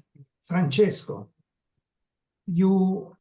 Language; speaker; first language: English; non-native, learner; Italian